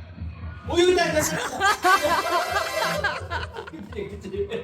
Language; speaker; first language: Korean; native; Korean